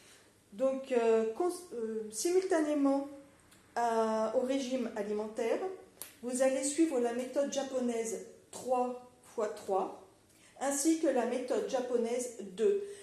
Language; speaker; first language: French; native; French